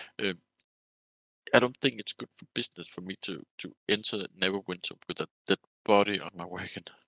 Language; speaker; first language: English; non-native, fluent; Danish